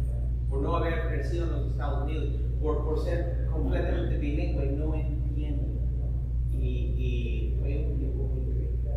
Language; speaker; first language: Spanish; non-native, fluent; English